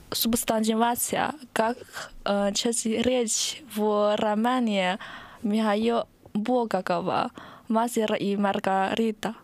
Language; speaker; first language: Russian; non-native, fluent; Chinese